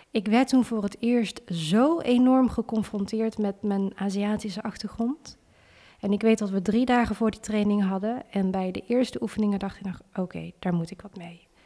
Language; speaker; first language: Dutch; early bilingual, other home language; Vietnamese